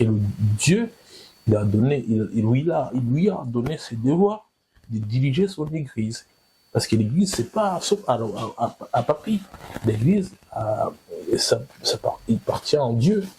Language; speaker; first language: French; non-native, fluent; Kinyarwanda